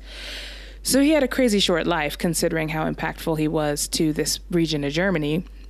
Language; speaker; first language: English; native; English